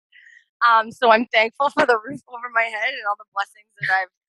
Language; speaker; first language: English; native; English